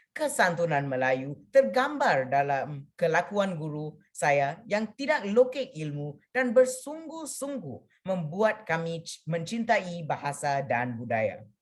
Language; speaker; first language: Malay; non-native, local second language; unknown